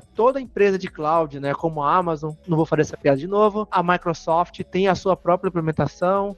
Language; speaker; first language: Portuguese; native; Portuguese